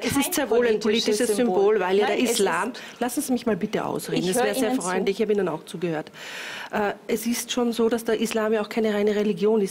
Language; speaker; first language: German; native; German